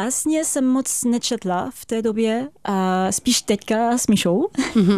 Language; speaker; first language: Czech; non-native, fluent; French